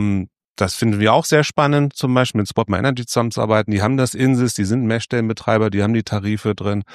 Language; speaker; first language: German; native; German